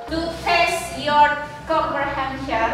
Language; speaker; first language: English; non-native, learner; Indonesian